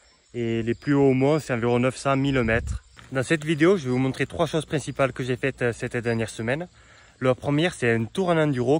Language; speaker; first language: French; native; French